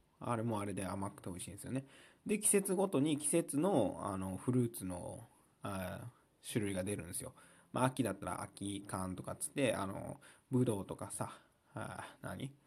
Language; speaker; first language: Japanese; native; Japanese